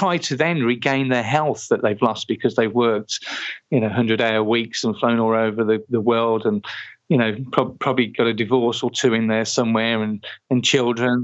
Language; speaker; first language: English; native; English